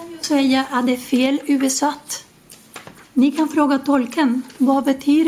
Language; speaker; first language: Swedish; non-native, learner; Spanish